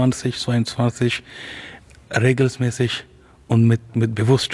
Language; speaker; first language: German; non-native, learner; Urdu